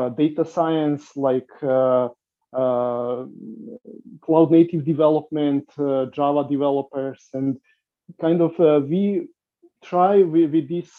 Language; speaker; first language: English; non-native, fluent; Serbian